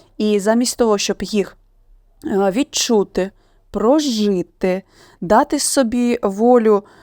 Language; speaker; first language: Ukrainian; non-native, local second language; Russian